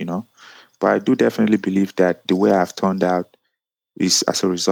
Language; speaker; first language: English; non-native, local second language; Yoruba